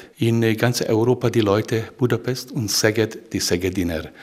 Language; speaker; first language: German; non-native, fluent; Hungarian